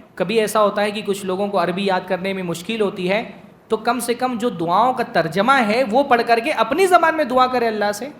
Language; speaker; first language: Urdu; native; Urdu